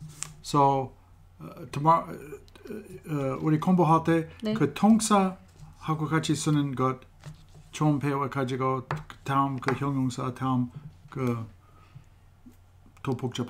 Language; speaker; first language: Korean; non-native, fluent; English